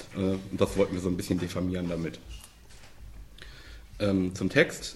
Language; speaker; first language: German; native; German